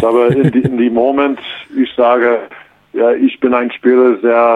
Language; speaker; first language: German; non-native, learner; English